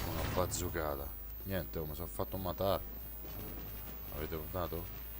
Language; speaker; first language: Italian; native; Italian